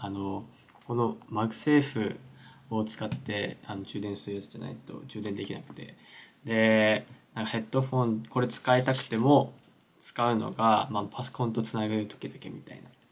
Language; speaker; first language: Japanese; native; Japanese